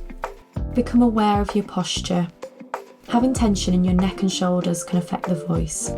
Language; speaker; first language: English; native; English